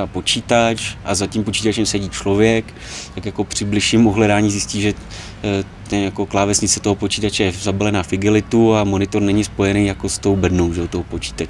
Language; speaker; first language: Czech; native; Czech